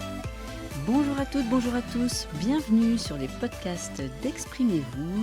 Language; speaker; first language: French; native; French